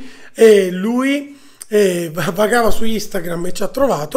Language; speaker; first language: Italian; native; Italian